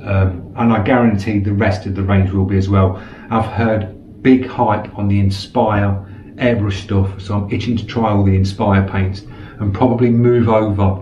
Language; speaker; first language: English; native; English